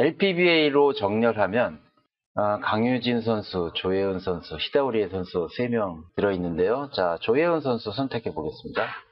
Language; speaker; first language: Korean; native; Korean